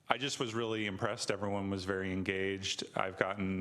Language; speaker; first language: English; native; English